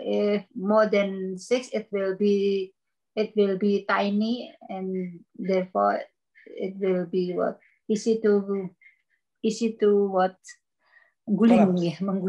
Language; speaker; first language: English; non-native, learner; Indonesian